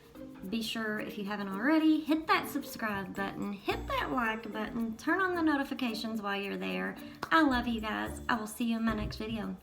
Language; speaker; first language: English; native; English